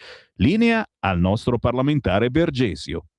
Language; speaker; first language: Italian; native; Italian